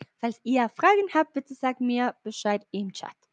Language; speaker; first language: German; non-native, learner; Spanish